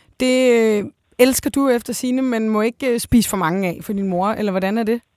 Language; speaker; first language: Danish; native; Danish